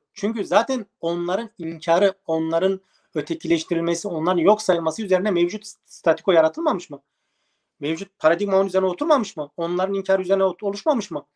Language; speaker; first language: Turkish; native; Turkish